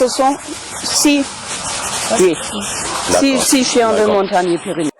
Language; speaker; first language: French; non-native, learner; German